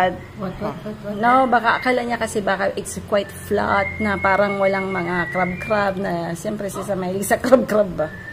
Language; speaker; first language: Filipino; native; Filipino